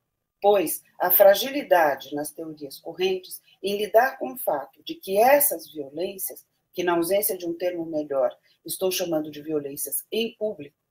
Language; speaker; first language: Portuguese; native; Portuguese